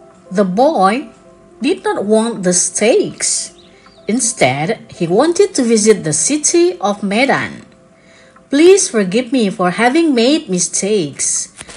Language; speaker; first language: English; non-native, fluent; Indonesian